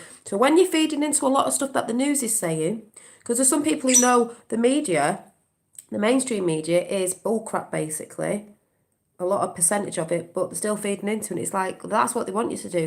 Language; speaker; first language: English; native; English